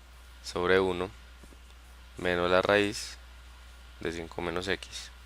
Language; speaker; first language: Spanish; native; Spanish